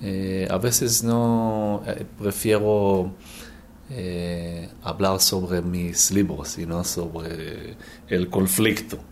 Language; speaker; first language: Spanish; non-native, learner; Hebrew